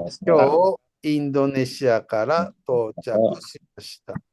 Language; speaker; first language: Japanese; non-native, fluent; Indonesian